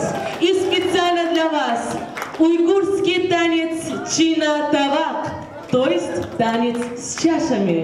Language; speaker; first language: Russian; native; Russian